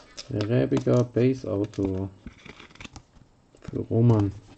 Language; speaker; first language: German; native; German